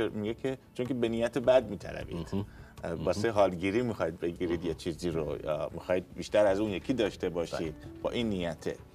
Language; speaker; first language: Persian; native; Persian